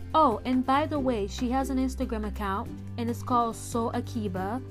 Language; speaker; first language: English; early bilingual, other home language; Haitian Creole